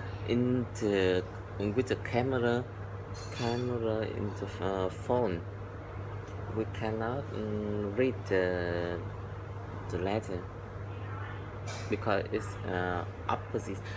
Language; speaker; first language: English; non-native, learner; Vietnamese